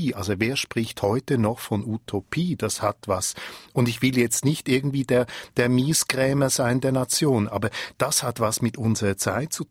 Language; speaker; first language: German; native; German